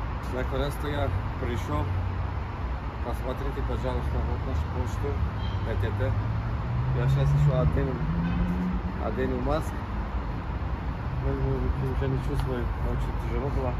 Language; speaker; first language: Russian; non-native, learner; Turkish